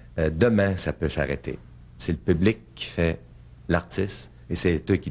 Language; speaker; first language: French; native; French